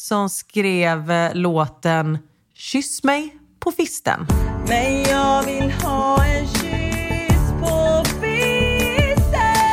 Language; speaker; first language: Swedish; native; Swedish